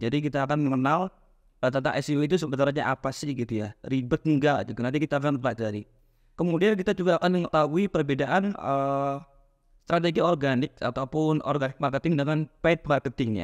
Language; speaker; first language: Indonesian; native; Indonesian